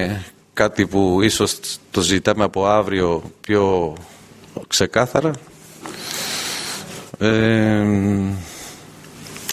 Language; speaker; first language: Greek; non-native, fluent; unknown